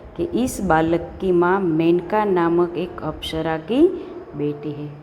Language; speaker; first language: Hindi; non-native, local second language; Gujarati